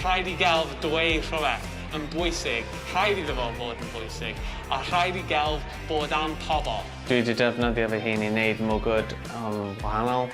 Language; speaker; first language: Welsh; non-native, local second language; English